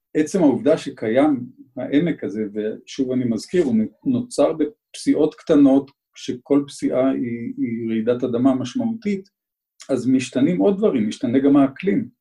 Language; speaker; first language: Hebrew; native; Hebrew